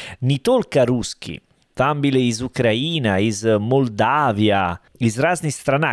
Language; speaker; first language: Russian; non-native, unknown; Italian